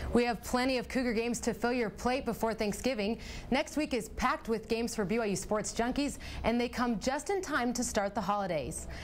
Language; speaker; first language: English; native; English